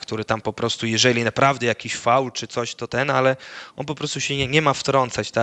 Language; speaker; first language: Polish; early bilingual, other home language; Dutch